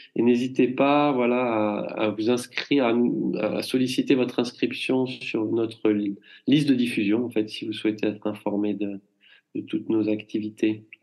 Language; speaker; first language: French; native; French